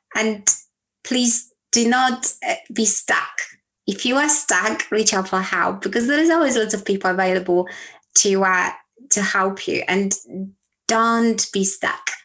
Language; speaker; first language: English; non-native, fluent; Polish